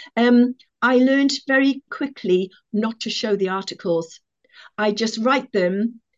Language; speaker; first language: English; native; English